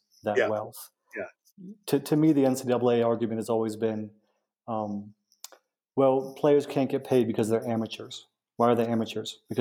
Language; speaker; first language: English; native; English